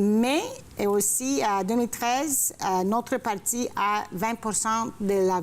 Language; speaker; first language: French; non-native, fluent; Greek